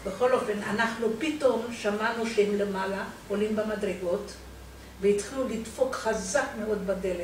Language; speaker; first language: Hebrew; non-native, fluent; Romanian